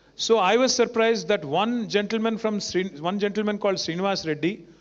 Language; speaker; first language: English; non-native, local second language; Telugu